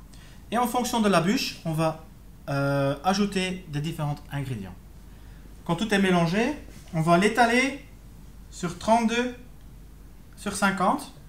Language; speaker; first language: French; native; French